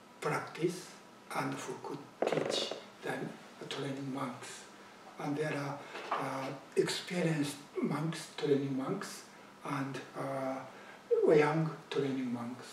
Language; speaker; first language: English; non-native, fluent; Japanese